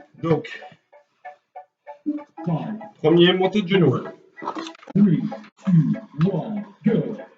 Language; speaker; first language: French; native; French